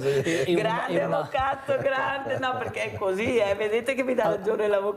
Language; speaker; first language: Italian; native; Italian